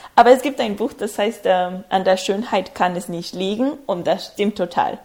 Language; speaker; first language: German; non-native, fluent; Spanish